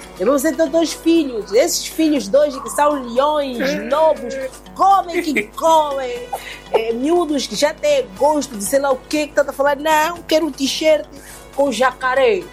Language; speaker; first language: Portuguese; native; Portuguese